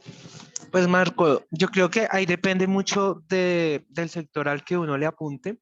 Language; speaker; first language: Spanish; native; Spanish